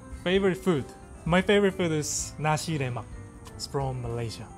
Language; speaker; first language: English; early bilingual, other home language; Korean